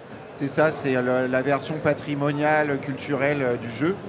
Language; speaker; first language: French; native; French